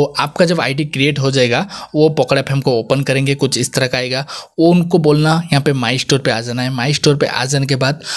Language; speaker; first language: Hindi; native; Hindi